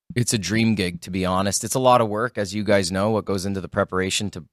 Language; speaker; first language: English; native; English